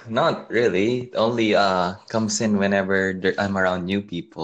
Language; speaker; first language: English; non-native, local second language; Filipino